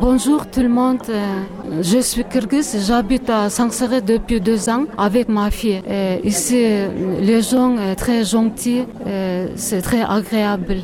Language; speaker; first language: French; non-native, learner; Kyrgyz